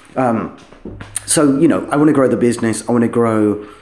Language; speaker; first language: English; native; English